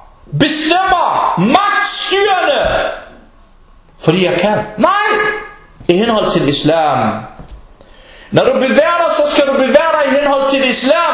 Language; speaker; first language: Danish; non-native, local second language; Arabic